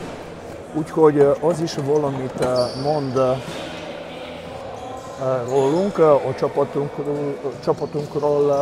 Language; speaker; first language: Hungarian; non-native, fluent; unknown